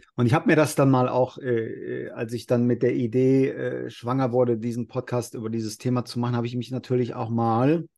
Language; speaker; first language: German; non-native, fluent; Spanish